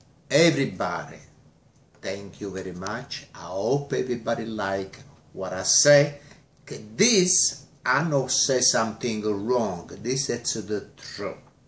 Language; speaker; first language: English; non-native, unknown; Italian